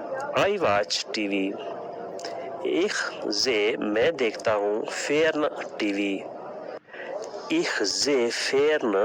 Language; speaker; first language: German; non-native, learner; Urdu